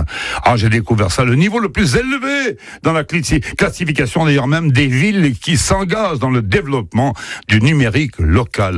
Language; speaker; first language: French; native; French